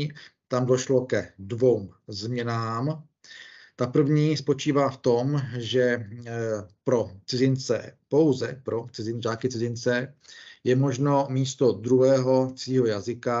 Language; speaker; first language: Czech; native; Czech